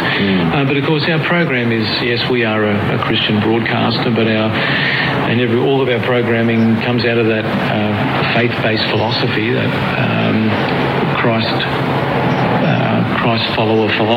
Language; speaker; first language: English; native; English